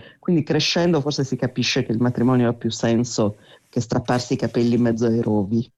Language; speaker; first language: Italian; native; Italian